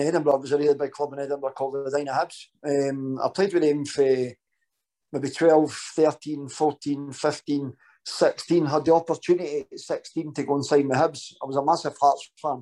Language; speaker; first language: English; native; English